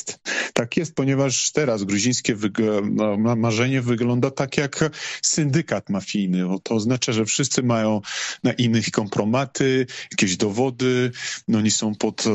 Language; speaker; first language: Polish; non-native, fluent; Georgian